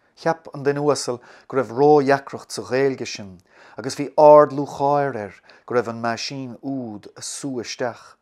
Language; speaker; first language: Irish; native; Irish